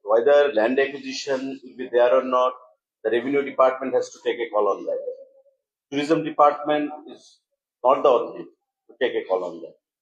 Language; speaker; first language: English; non-native, local second language; Bangla